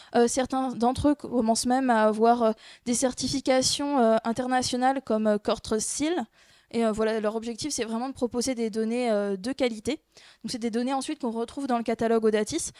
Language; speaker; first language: French; native; French